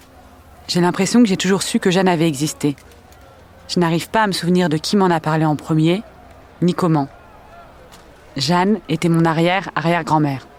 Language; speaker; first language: French; native; French